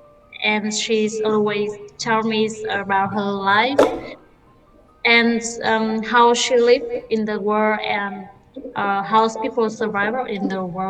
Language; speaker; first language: English; non-native, learner; Vietnamese